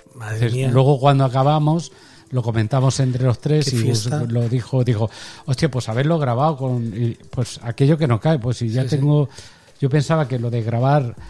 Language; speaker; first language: Spanish; native; Spanish